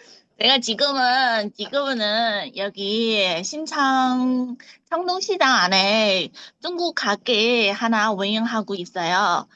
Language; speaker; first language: Korean; non-native, learner; Chinese